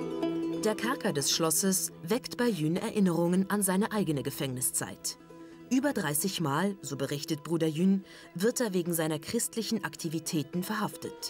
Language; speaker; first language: German; native; German